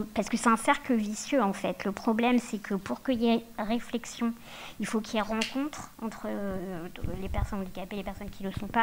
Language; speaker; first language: French; native; French